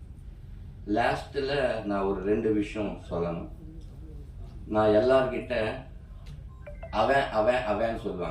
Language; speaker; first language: Tamil; non-native, learner; Telugu